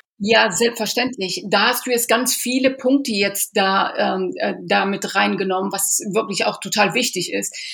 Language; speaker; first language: German; early bilingual, other home language; Persian